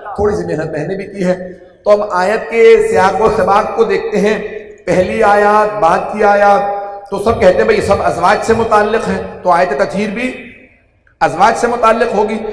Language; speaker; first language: Urdu; native; Urdu